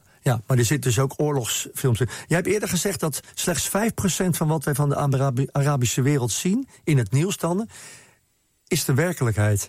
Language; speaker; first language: Dutch; native; Dutch